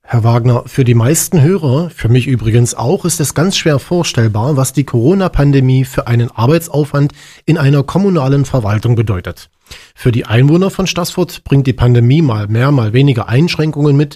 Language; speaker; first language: German; native; German